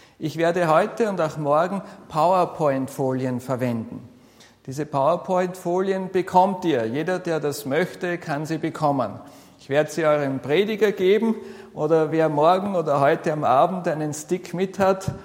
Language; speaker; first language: German; native; German